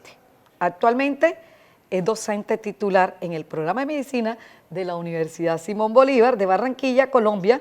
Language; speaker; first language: Spanish; native; Spanish